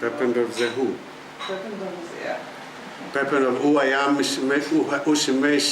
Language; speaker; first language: Hebrew; non-native, fluent; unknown